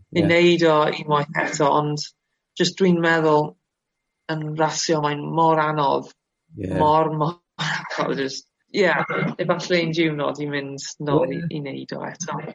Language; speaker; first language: Welsh; non-native, local second language; English